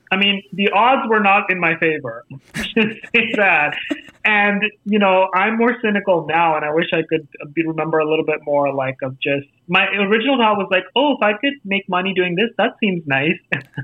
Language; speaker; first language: English; non-native, local second language; Hindi